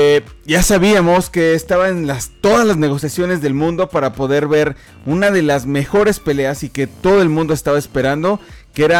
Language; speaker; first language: Spanish; native; Spanish